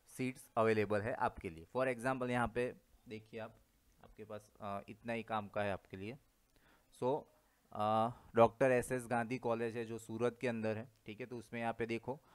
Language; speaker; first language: Hindi; non-native, local second language; Gujarati